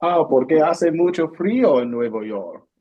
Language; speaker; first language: Spanish; non-native, learner; English